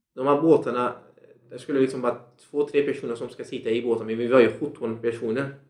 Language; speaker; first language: Swedish; non-native, fluent; Central Kurdish